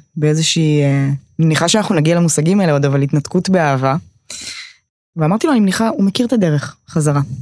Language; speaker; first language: Hebrew; native; Hebrew